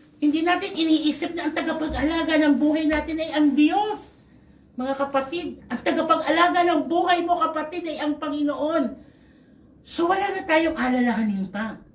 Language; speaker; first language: Filipino; native; Filipino